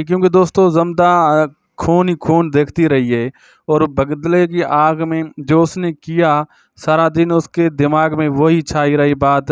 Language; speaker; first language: Hindi; non-native, local second language; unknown